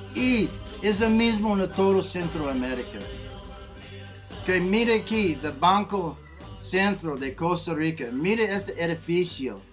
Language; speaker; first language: Spanish; non-native, learner; English